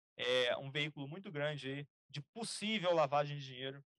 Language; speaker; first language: Portuguese; native; Portuguese